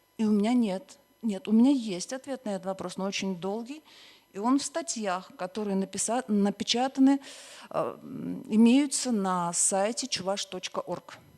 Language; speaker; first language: Russian; native; Russian